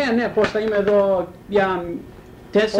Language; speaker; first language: Greek; early bilingual, heritage; Greek